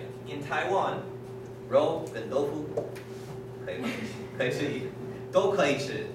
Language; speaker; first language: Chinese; non-native, learner; English